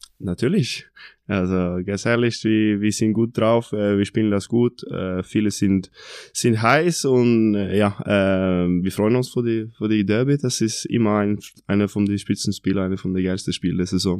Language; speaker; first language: German; non-native, fluent; Norwegian